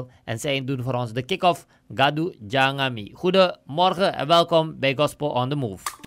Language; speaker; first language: Dutch; native; Dutch